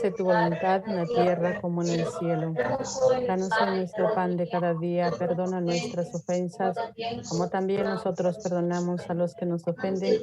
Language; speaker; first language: Spanish; native; Spanish